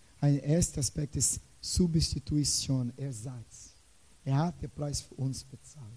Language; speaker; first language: German; non-native, fluent; Portuguese